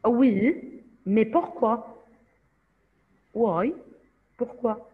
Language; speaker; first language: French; non-native, fluent; Arabic